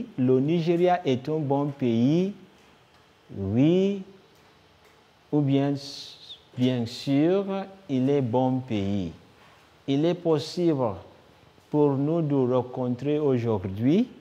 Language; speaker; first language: French; non-native, fluent; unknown